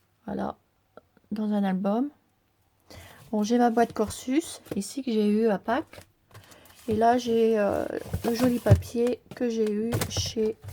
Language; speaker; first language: French; native; French